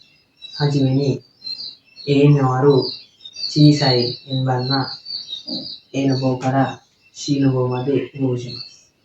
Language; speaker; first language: Japanese; non-native, learner; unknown